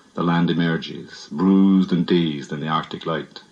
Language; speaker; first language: English; native; English